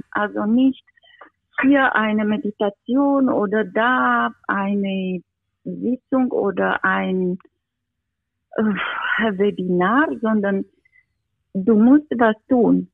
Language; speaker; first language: German; non-native, fluent; Romanian